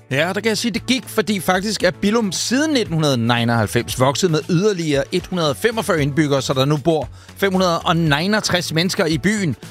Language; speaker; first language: Danish; native; Danish